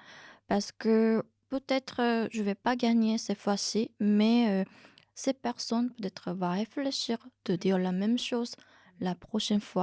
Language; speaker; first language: French; non-native, fluent; Korean